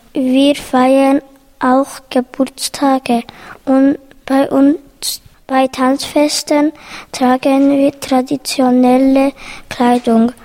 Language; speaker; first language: German; early bilingual, other home language; Turkish